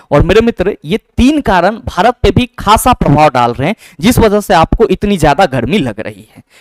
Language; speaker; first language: Hindi; native; Hindi